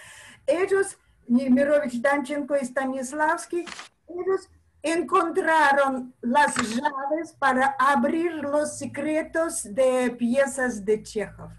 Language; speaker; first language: Spanish; non-native, fluent; Russian